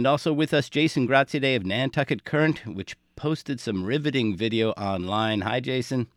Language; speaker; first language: English; native; English